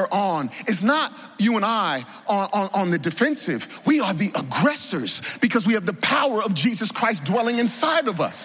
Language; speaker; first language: English; native; English